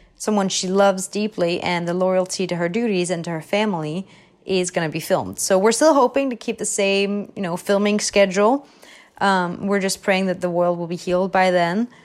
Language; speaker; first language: English; non-native, fluent; Danish